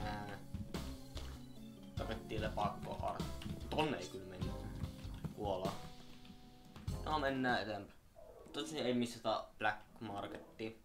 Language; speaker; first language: Finnish; native; Finnish